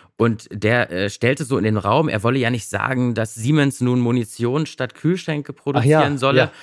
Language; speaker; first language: German; native; German